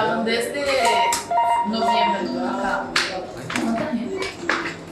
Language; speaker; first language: Spanish; non-native, learner; Portuguese